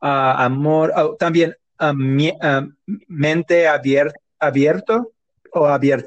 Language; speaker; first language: Spanish; non-native, learner; English